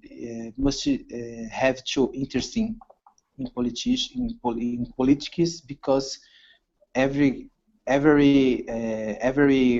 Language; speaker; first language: English; non-native, learner; Portuguese